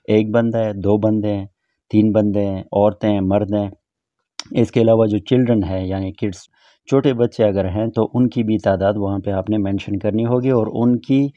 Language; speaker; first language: Urdu; non-native, local second language; Pashto